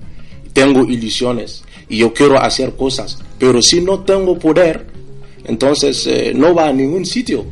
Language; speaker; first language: Spanish; non-native, fluent; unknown